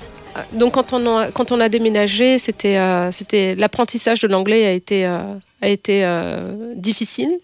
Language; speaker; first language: French; native; French